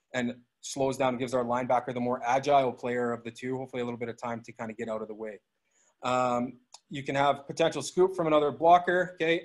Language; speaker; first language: English; native; English